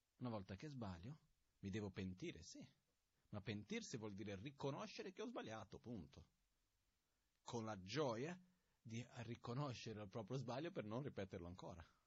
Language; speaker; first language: Italian; non-native, fluent; Portuguese